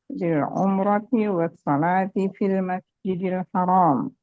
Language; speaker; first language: Arabic; non-native, learner; Indonesian